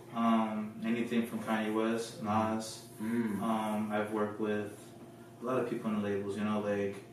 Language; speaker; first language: English; early bilingual, other home language; Filipino